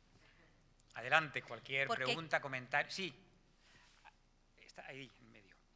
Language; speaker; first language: Spanish; native; Spanish